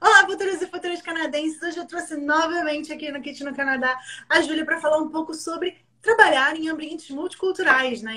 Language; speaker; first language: Portuguese; native; Portuguese